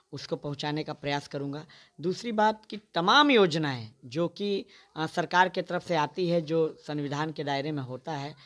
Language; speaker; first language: Hindi; native; Hindi